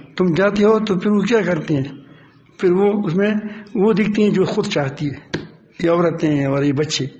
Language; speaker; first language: Urdu; non-native, local second language; Pashto